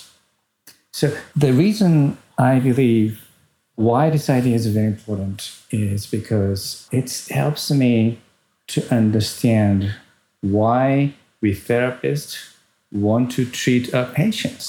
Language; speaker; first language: English; non-native, fluent; Japanese